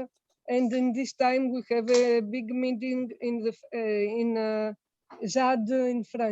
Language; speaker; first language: English; non-native, learner; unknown